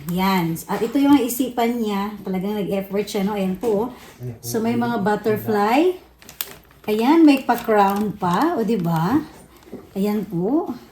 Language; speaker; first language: Filipino; native; Filipino